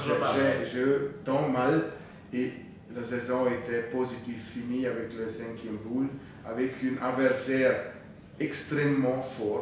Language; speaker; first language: French; non-native, fluent; German